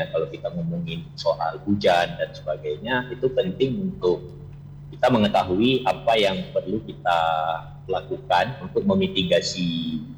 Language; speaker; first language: Indonesian; non-native, local second language; Achinese